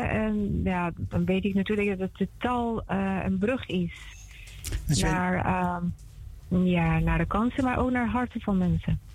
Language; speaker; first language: Dutch; non-native, fluent; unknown